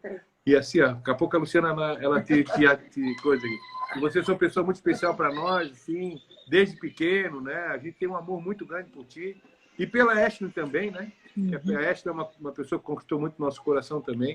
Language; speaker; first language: Portuguese; native; Portuguese